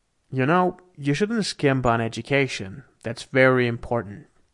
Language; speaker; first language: English; non-native, fluent; Persian